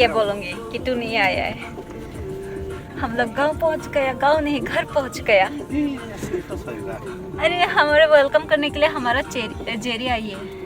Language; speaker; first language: Hindi; non-native, local second language; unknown